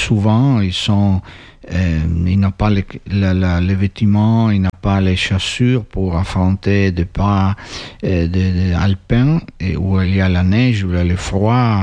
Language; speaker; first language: French; non-native, learner; Italian